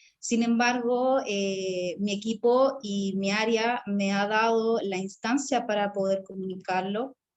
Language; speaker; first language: Spanish; native; Spanish